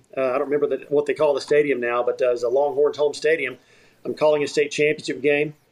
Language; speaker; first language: English; native; English